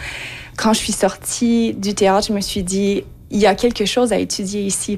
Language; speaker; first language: French; non-native, local second language; English